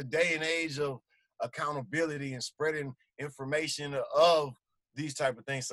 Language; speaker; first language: English; native; English